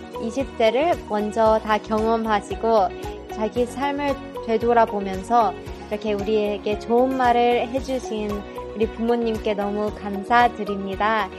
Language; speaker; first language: Korean; early bilingual, heritage; Korean